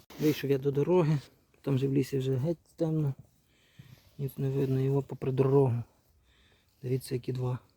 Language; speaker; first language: Ukrainian; native; Ukrainian